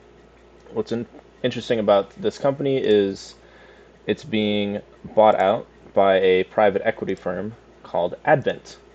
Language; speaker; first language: English; native; English